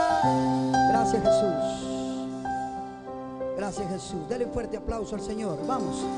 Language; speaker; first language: Spanish; native; Spanish